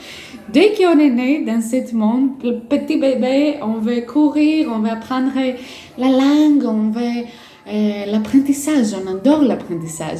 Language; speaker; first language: French; non-native, fluent; Greek